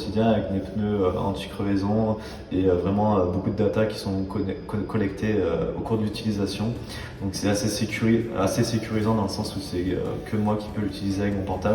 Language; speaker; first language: French; native; French